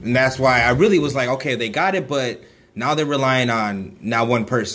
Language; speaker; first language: English; native; English